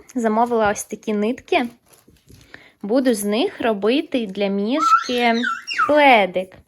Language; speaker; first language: Ukrainian; native; Ukrainian